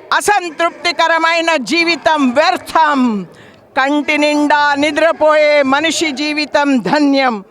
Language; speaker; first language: Telugu; non-native, local second language; Marathi